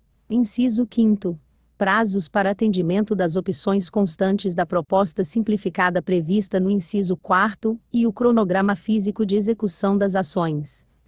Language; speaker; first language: Portuguese; native; Portuguese